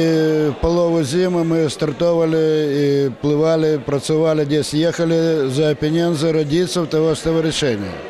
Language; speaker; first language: Polish; non-native, fluent; Ukrainian